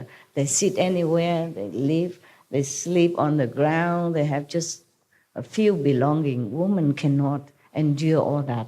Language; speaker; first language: English; non-native, fluent; Vietnamese